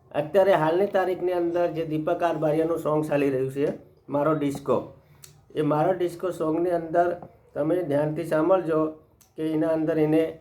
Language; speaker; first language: Gujarati; non-native, local second language; Bhili